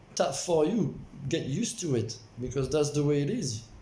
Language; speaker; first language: English; non-native, local second language; French